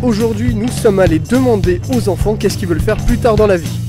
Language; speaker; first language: French; native; French